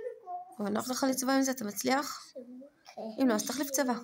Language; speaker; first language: Hebrew; native; Hebrew